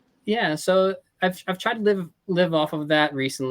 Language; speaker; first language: English; native; English